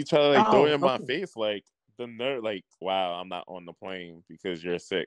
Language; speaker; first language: English; native; English